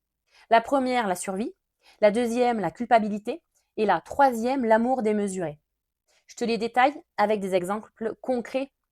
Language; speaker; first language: French; native; French